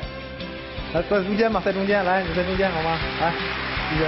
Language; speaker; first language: Chinese; native; Chinese